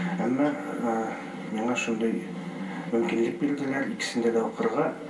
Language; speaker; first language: Tatar; early bilingual, heritage; Tatar